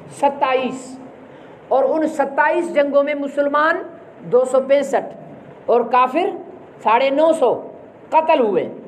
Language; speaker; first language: Urdu; non-native, local second language; Sindhi